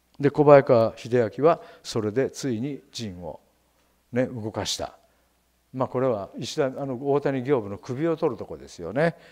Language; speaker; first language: Japanese; native; Japanese